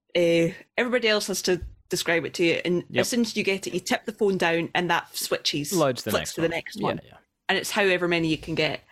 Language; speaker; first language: English; native; English